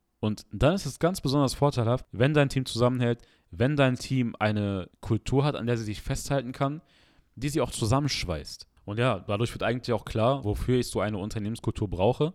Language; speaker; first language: German; early bilingual, other home language; Arabic